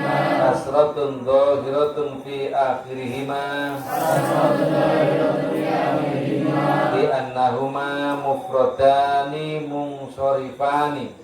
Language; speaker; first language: Arabic; non-native, fluent; Javanese